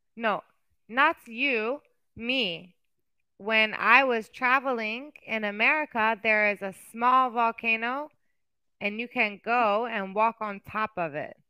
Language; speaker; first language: English; native; English